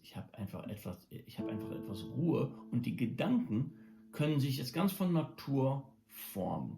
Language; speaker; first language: German; non-native, local second language; English